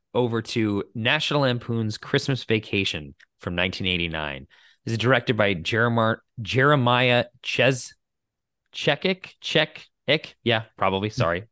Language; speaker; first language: English; native; English